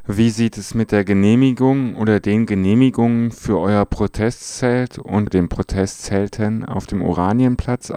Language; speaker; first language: German; native; German